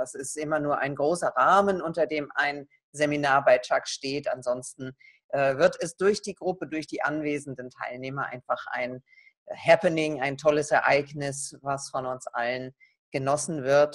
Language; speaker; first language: German; native; German